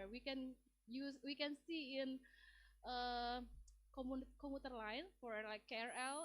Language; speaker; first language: English; non-native, learner; Indonesian